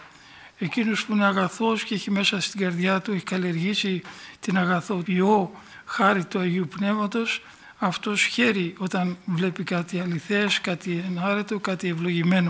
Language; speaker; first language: Greek; native; Greek